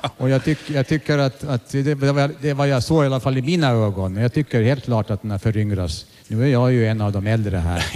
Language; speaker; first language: Swedish; native; Swedish